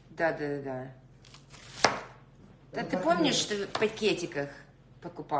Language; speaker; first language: Russian; early bilingual, other home language; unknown